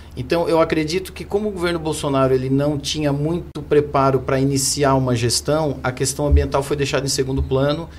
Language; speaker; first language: Portuguese; non-native, fluent; German